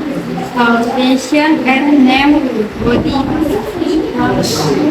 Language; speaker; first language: English; non-native, learner; Indonesian